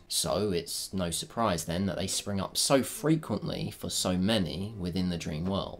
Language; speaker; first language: English; native; English